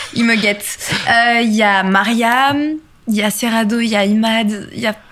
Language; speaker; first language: French; native; French